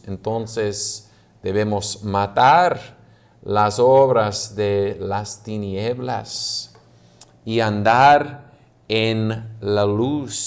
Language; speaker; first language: Spanish; non-native, fluent; English